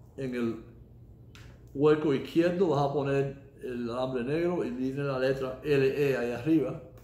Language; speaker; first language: Spanish; early bilingual, heritage; Spanish